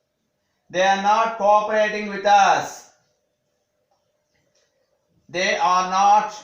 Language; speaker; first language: English; non-native, local second language; Telugu